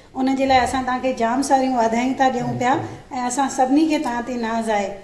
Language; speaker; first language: Sindhi; native; Sindhi